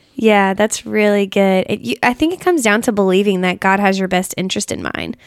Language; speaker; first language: English; native; English